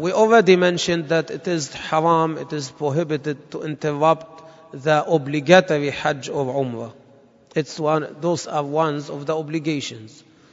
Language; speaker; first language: English; non-native, fluent; Arabic